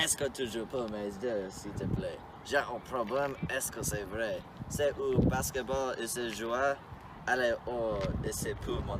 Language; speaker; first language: French; non-native, learner; English